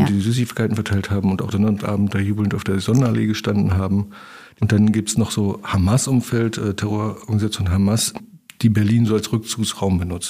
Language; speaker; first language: German; native; German